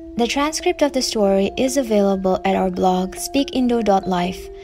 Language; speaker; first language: English; non-native, fluent; Indonesian